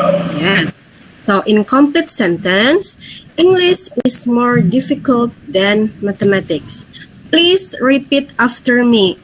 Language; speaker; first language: English; non-native, fluent; Indonesian